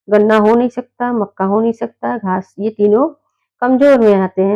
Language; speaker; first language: Hindi; native; Hindi